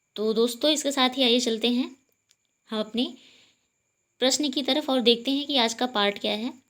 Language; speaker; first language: Hindi; native; Hindi